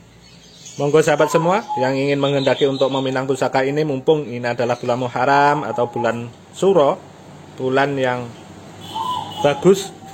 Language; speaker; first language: Indonesian; non-native, local second language; Javanese